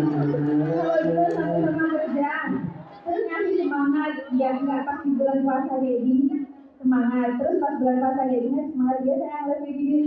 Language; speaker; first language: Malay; non-native, local second language; Javanese